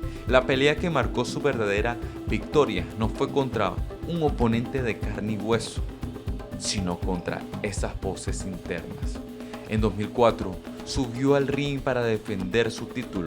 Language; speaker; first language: Spanish; native; Spanish